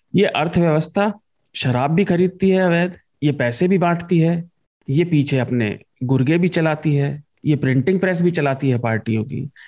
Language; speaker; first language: Hindi; native; Hindi